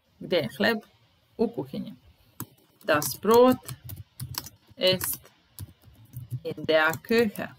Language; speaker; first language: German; non-native, fluent; Serbian